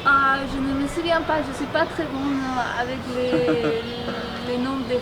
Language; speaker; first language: French; non-native, fluent; Spanish